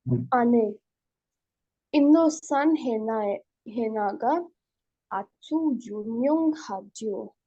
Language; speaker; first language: Korean; non-native, learner; Hindi